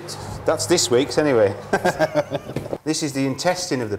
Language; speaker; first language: English; native; English